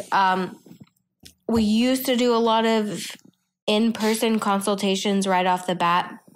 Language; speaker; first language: English; native; English